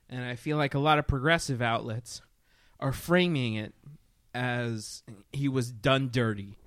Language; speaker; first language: English; native; English